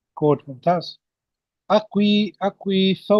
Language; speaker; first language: Arabic; non-native, fluent; English